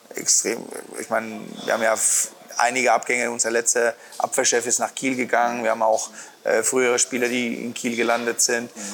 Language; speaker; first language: German; non-native, fluent; Spanish